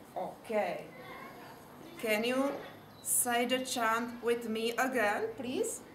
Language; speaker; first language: English; non-native, fluent; Czech